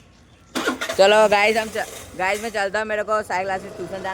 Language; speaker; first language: Hindi; non-native, local second language; Gujarati